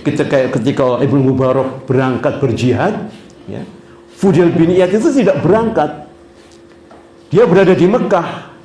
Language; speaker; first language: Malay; non-native, local second language; Javanese